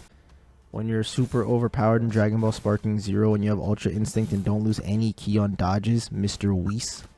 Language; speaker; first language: English; native; English